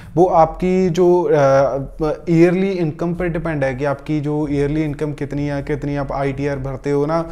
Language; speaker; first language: Hindi; non-native, local second language; Punjabi